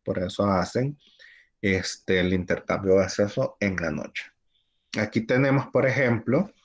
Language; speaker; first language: Spanish; native; Spanish